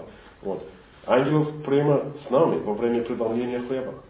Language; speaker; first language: Russian; non-native, fluent; English